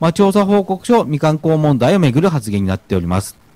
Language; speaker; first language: Japanese; native; Japanese